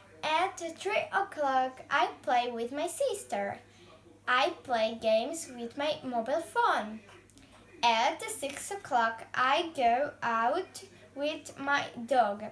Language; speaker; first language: English; non-native, learner; Croatian